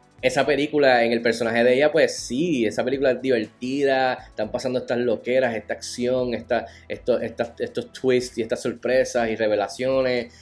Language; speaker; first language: Spanish; native; Spanish